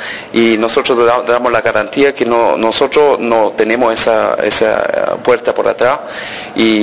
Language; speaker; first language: Spanish; early bilingual, heritage; Spanish